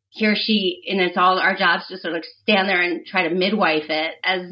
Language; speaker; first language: English; native; English